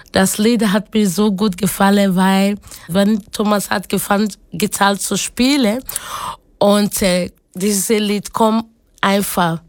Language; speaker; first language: German; non-native, learner; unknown